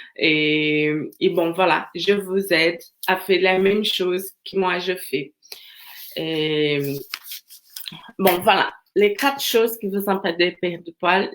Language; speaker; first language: French; non-native, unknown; Portuguese